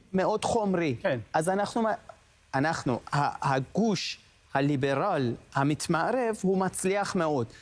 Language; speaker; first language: Hebrew; non-native, fluent; Persian